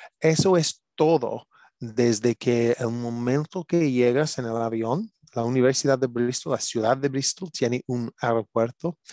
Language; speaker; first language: Spanish; non-native, learner; English